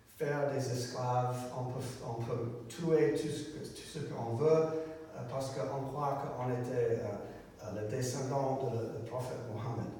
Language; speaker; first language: French; non-native, learner; English